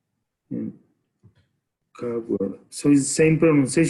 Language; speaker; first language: English; non-native, learner; Spanish